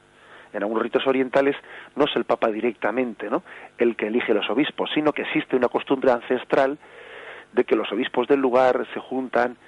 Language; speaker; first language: Spanish; native; Spanish